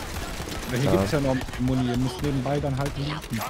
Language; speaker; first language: German; native; German